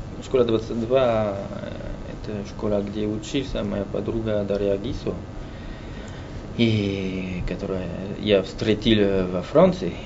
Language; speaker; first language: Russian; non-native, learner; French